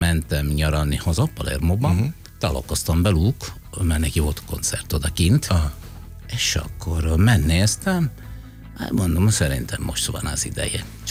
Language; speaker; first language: Hungarian; non-native, fluent; Italian